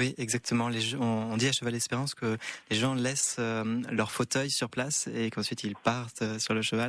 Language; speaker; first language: French; native; French